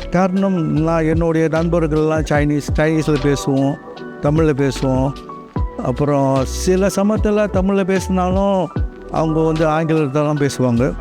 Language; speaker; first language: Tamil; non-native, local second language; Chinese